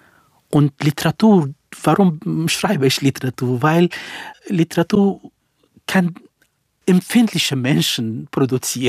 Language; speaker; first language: German; non-native, fluent; Central Kurdish